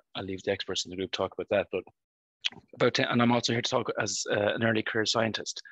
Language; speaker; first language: English; native; English